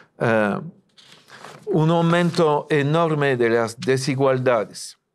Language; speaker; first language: Spanish; non-native, fluent; French